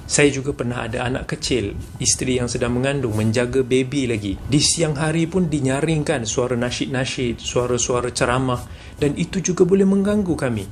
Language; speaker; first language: Malay; native; Malay